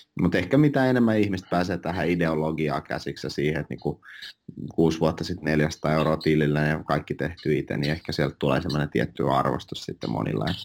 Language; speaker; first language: Finnish; early bilingual, other home language; Russian